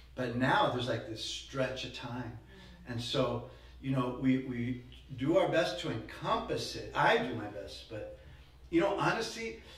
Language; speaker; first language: English; native; English